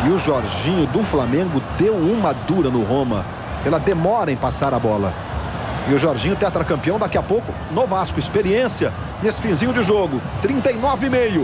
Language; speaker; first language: Portuguese; native; Portuguese